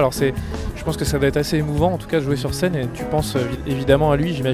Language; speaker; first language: French; native; French